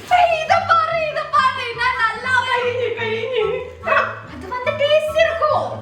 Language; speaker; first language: Tamil; non-native, learner; Malayalam